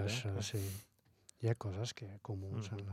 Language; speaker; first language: Catalan; non-native, fluent; Arabic